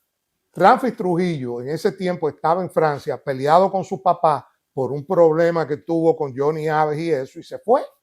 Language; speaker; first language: Spanish; native; Spanish